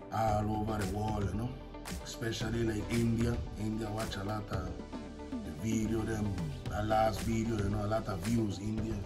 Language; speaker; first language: English; native; English